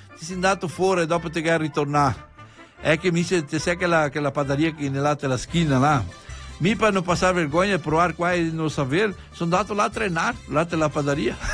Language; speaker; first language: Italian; early bilingual, heritage; Venetian